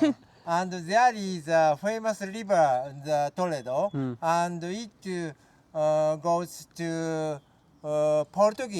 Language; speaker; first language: English; non-native, learner; Japanese